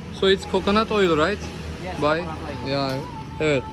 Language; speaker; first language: English; non-native, learner; Indonesian